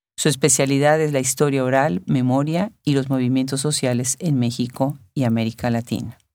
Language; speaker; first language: Spanish; native; Spanish